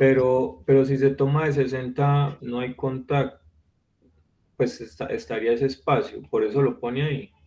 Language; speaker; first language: Spanish; native; Spanish